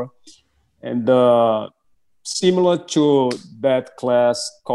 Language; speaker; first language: English; non-native, fluent; Portuguese